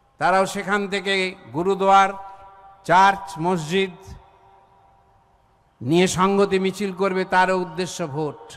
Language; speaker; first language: Bangla; native; Bangla